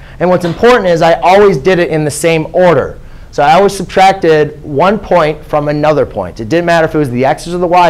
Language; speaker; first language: English; native; English